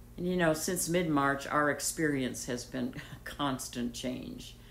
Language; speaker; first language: English; native; English